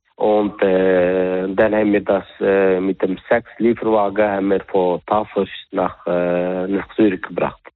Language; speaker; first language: Swiss German; early bilingual, other home language; German